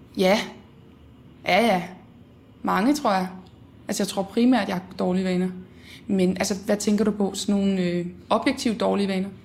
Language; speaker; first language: Danish; native; Danish